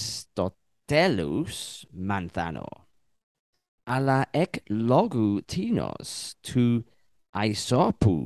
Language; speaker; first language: Greek; non-native, learner; English